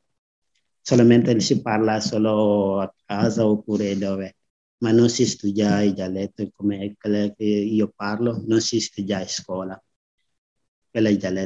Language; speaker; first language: Italian; non-native, learner; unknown